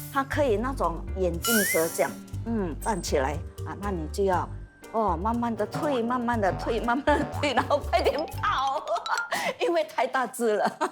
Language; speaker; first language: Chinese; native; Chinese